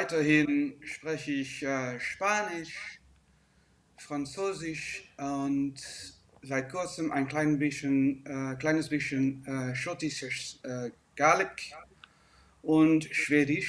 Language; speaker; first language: German; early bilingual, heritage; Dutch